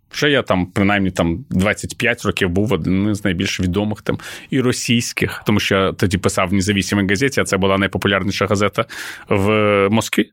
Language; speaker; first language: Ukrainian; non-native, local second language; Russian